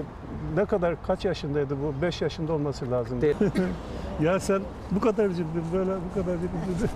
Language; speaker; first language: Turkish; native; Turkish